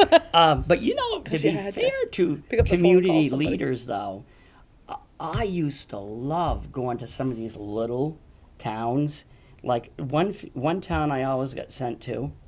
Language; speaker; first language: English; native; English